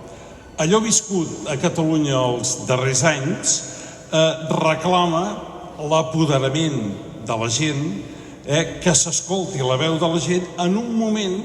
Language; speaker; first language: Catalan; native; Catalan